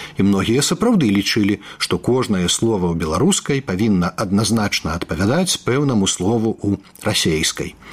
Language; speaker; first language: Belarusian; native; Belarusian